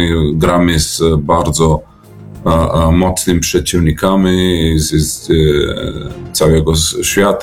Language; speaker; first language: Polish; non-native, learner; Serbian